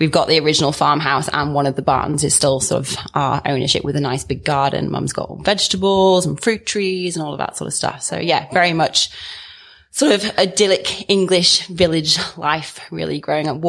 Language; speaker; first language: English; native; English